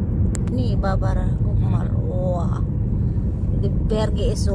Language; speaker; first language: German; non-native, learner; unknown